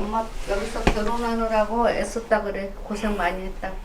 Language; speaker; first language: Korean; native; Korean